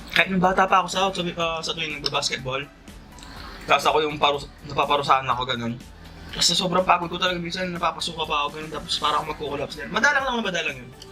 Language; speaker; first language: Filipino; native; Filipino